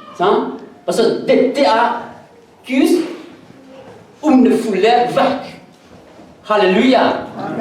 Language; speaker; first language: Norwegian; non-native, learner; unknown